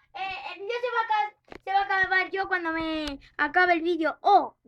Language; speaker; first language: Spanish; native; Spanish